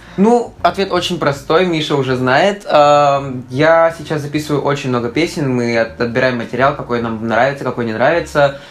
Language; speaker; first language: Russian; native; Russian